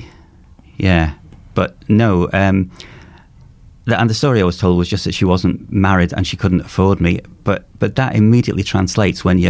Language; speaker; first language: English; native; English